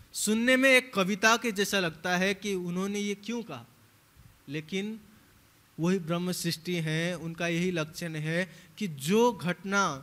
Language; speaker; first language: Hindi; native; Hindi